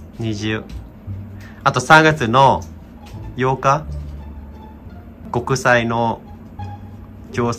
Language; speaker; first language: Japanese; non-native, fluent; Vietnamese